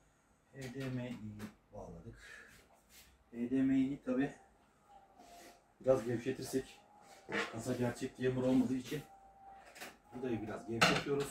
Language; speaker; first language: Turkish; native; Turkish